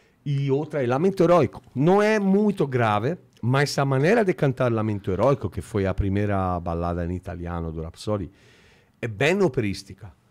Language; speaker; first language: Portuguese; non-native, fluent; Italian